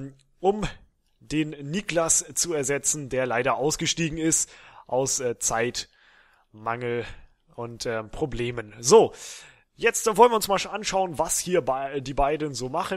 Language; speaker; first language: German; native; German